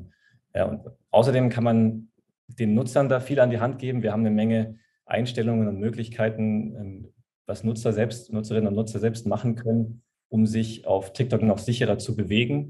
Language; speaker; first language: German; native; German